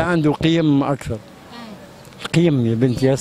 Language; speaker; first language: Arabic; native; Arabic